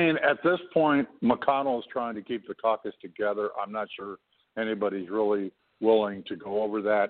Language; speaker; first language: English; native; English